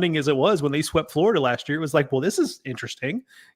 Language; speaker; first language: English; native; English